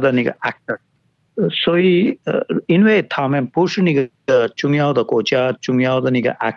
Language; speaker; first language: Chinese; non-native, fluent; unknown